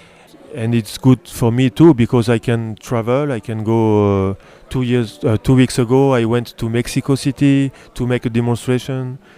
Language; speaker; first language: English; non-native, learner; French